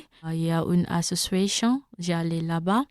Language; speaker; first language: French; non-native, learner; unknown